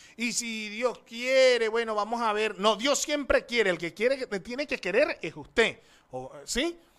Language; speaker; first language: Spanish; native; Spanish